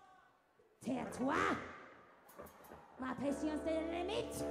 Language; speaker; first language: French; non-native, learner; English